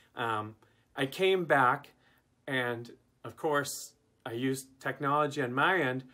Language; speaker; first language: English; native; English